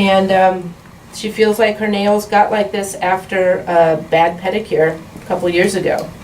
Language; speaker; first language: English; native; English